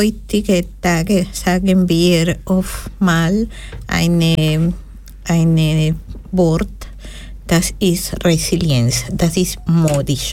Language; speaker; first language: German; non-native, learner; Spanish